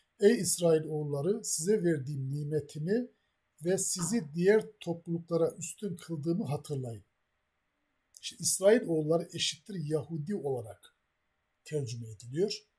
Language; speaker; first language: Turkish; native; Turkish